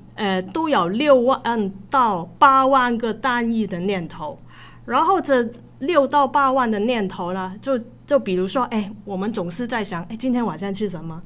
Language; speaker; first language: Chinese; non-native, local second language; Cantonese